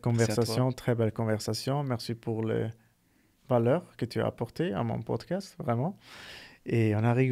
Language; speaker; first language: French; non-native, fluent; Italian